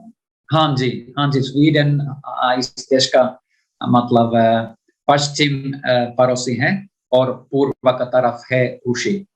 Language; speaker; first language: Hindi; non-native, learner; Finnish